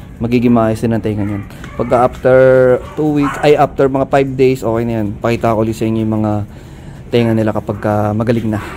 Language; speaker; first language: Filipino; native; Filipino